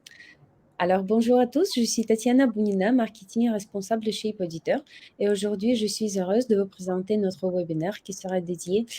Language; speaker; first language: French; non-native, fluent; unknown